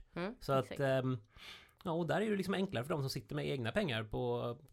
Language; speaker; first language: Swedish; native; Swedish